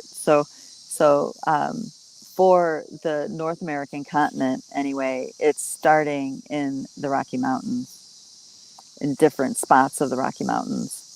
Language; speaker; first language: English; native; English